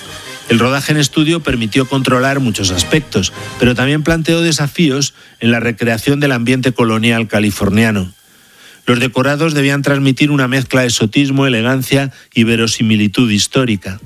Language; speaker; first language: Spanish; native; Spanish